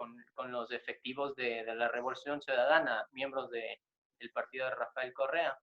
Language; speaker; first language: Spanish; native; Spanish